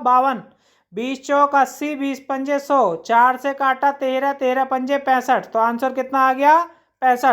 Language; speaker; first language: Hindi; native; Hindi